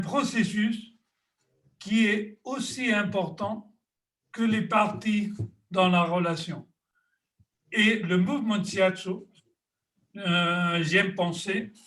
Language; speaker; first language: French; non-native, fluent; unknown